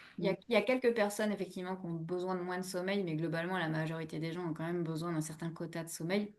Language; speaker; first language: French; native; French